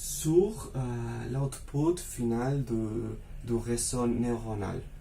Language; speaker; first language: French; non-native, fluent; Spanish